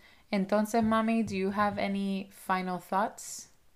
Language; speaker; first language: English; early bilingual, other home language; Spanish